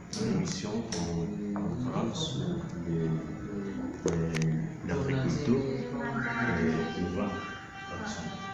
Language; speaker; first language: French; non-native, learner; Spanish